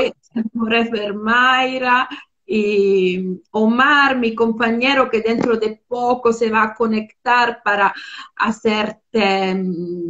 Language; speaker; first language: Spanish; non-native, fluent; Italian